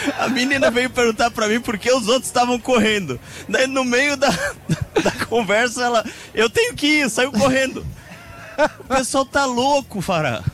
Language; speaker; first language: Portuguese; native; Portuguese